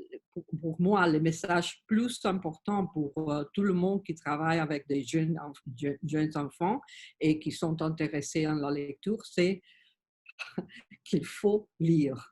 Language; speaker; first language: French; non-native, learner; Spanish